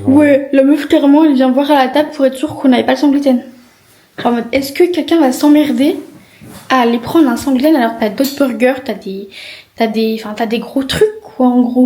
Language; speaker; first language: French; native; French